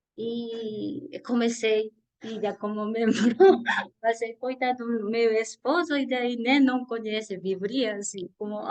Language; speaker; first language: Portuguese; non-native, learner; Japanese